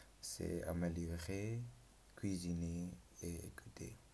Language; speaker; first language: French; non-native, learner; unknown